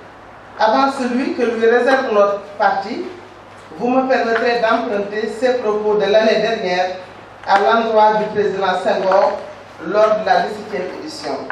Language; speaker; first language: French; non-native, local second language; Wolof